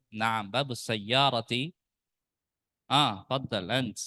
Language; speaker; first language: Arabic; non-native, fluent; Indonesian